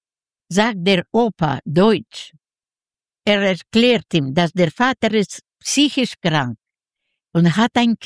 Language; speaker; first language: German; non-native, learner; Yiddish